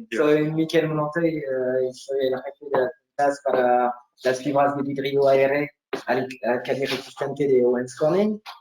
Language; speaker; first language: Spanish; non-native, fluent; French